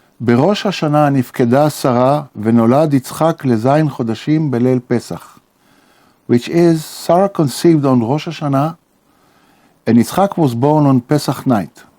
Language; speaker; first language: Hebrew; native; Hebrew